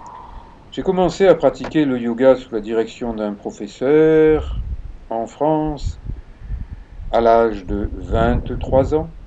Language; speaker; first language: French; native; French